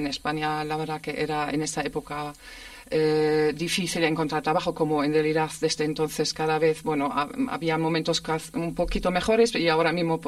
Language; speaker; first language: Spanish; non-native, fluent; German